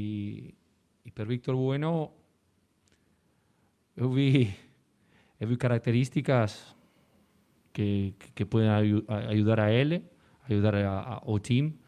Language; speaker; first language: Portuguese; non-native, learner; Spanish